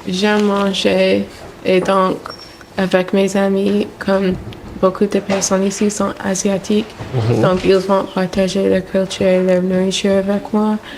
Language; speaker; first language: French; non-native, local second language; English